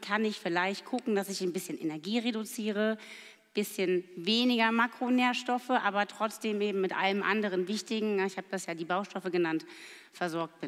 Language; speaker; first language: German; native; German